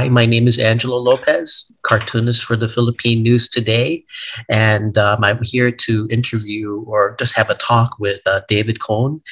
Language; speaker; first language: English; native; English